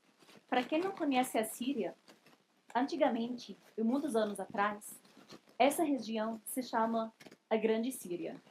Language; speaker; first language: Portuguese; non-native, fluent; Arabic